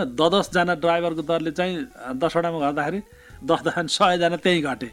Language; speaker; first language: Nepali; native; Nepali